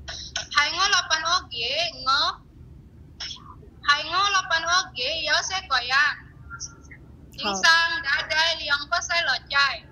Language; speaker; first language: Cantonese; non-native, learner; Indonesian